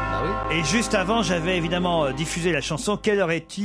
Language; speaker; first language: French; native; French